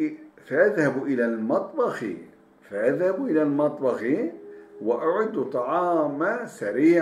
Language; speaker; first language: Arabic; non-native, fluent; Turkish